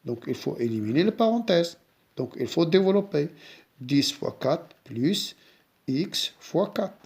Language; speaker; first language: French; non-native, local second language; Arabic